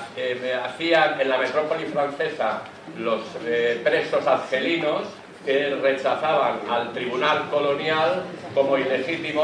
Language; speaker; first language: Spanish; native; Spanish